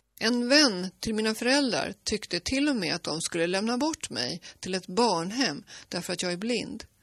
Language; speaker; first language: Swedish; native; Swedish